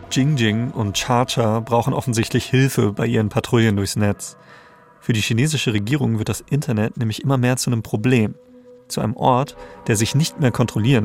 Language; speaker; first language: German; native; German